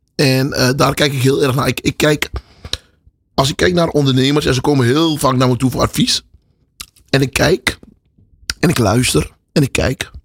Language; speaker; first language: Dutch; native; Dutch